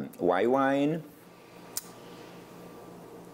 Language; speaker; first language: English; non-native, local second language; Iloko